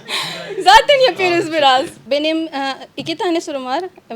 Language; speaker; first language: Turkish; non-native, learner; Urdu